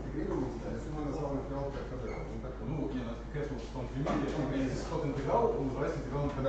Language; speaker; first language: Russian; native; Russian